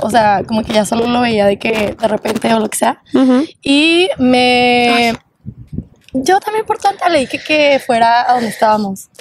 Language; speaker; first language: Spanish; native; Spanish